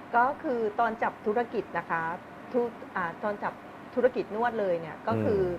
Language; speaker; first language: Thai; native; Thai